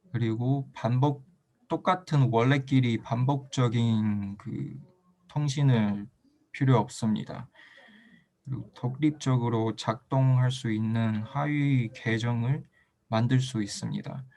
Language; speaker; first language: Korean; non-native, fluent; Chinese